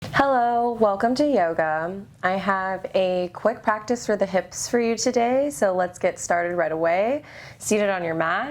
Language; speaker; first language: English; native; English